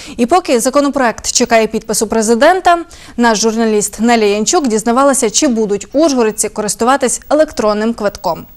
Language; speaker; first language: Ukrainian; native; Ukrainian